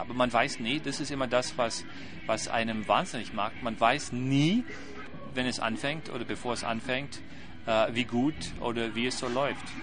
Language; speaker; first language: German; non-native, fluent; English